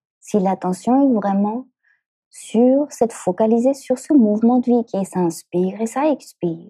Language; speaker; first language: French; native; French